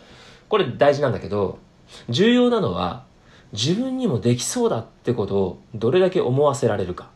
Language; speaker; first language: Japanese; native; Japanese